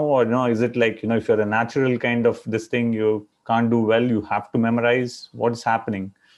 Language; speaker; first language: English; non-native, local second language; Tamil